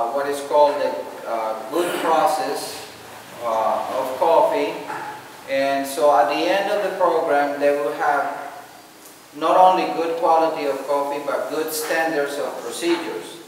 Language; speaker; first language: English; non-native, fluent; Spanish